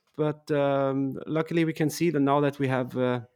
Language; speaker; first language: English; non-native, fluent; German